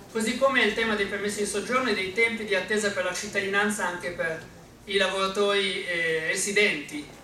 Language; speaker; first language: Italian; early bilingual, other home language; Arabic